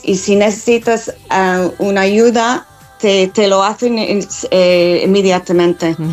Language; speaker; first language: Spanish; non-native, learner; English